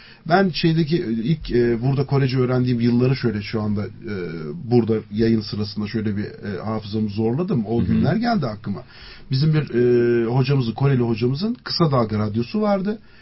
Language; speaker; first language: Turkish; native; Turkish